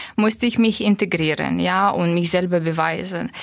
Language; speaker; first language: German; non-native, learner; Russian